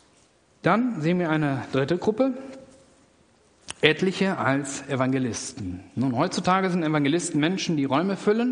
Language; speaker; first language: German; native; German